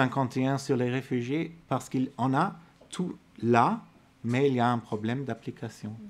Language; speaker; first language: French; non-native, fluent; German